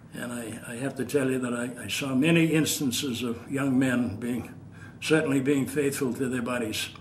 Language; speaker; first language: English; native; English